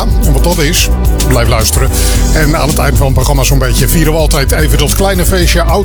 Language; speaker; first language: Dutch; native; Dutch